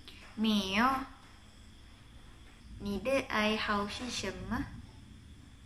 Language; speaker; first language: Chinese; non-native, learner; Malay